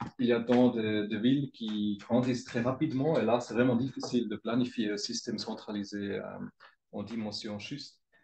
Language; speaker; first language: French; non-native, local second language; German